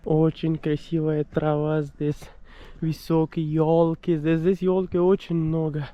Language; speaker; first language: Russian; non-native, learner; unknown